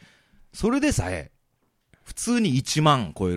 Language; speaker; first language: Japanese; native; Japanese